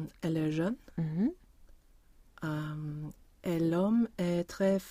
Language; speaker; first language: French; non-native, learner; Swedish